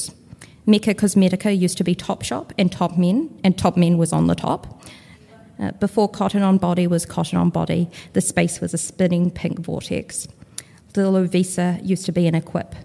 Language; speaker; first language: English; native; English